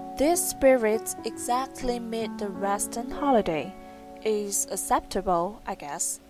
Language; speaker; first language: English; non-native, fluent; Chinese